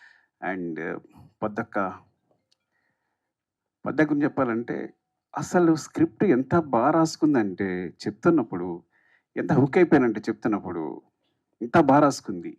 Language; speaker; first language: Telugu; native; Telugu